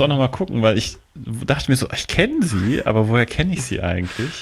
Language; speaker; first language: German; native; German